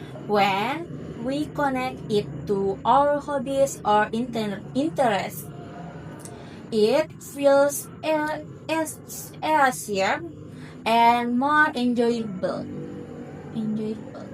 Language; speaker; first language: English; non-native, learner; Indonesian